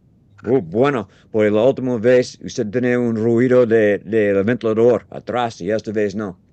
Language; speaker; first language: Spanish; non-native, learner; English